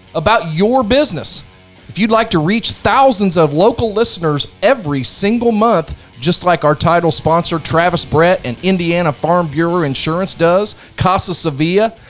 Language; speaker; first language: English; native; English